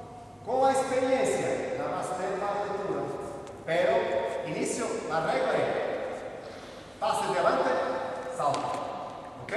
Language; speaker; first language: Spanish; non-native, learner; Portuguese